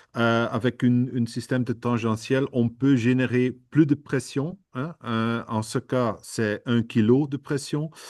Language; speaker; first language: French; non-native, fluent; Dutch